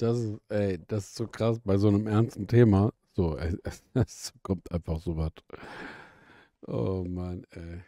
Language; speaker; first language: German; native; German